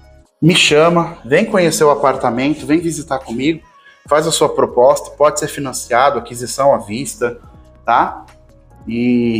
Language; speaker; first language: Portuguese; native; Portuguese